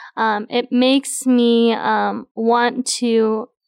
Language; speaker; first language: English; native; English